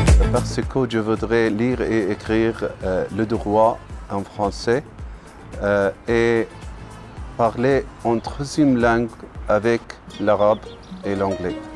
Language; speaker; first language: French; non-native, learner; Arabic